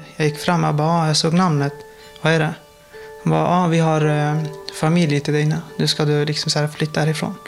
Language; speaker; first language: Swedish; non-native, fluent; Persian